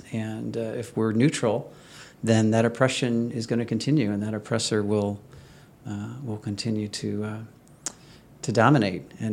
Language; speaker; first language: English; native; English